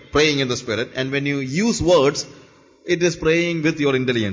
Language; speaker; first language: English; non-native, local second language; Malayalam